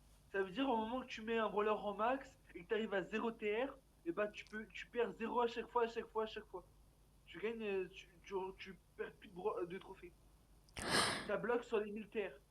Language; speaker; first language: French; native; French